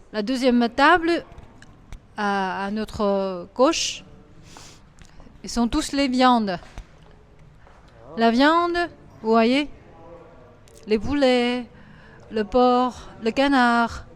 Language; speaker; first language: French; non-native, fluent; Chinese